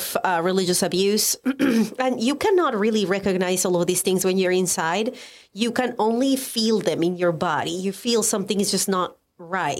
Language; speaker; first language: English; non-native, fluent; Spanish